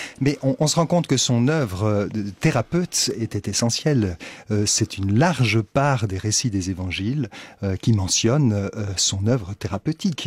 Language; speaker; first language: French; native; French